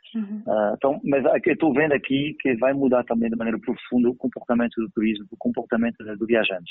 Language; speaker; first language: Portuguese; non-native, fluent; French